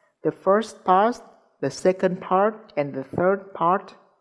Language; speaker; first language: English; non-native, fluent; Vietnamese